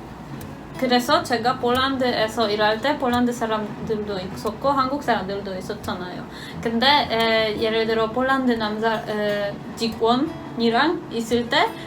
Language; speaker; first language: Korean; non-native, fluent; Polish